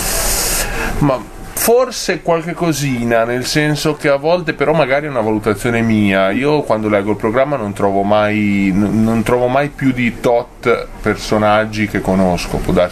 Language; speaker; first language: Italian; native; Italian